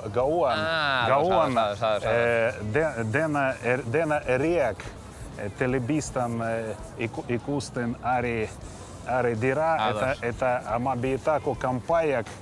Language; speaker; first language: Basque; non-native, learner; Russian